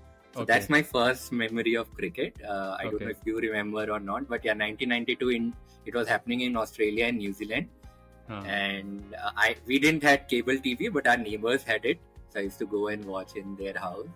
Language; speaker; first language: English; non-native, local second language; Hindi